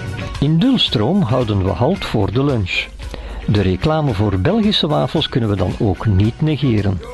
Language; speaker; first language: Dutch; native; Dutch